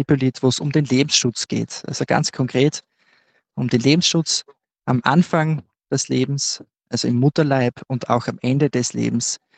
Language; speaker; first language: German; native; German